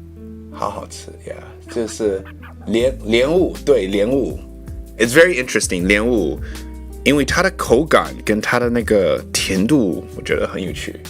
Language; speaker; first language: Chinese; non-native, learner; English